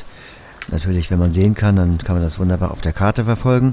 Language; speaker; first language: German; native; German